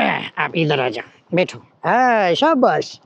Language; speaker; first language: Hindi; non-native, fluent; Bangla